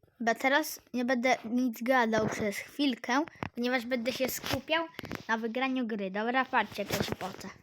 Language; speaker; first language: Polish; native; Polish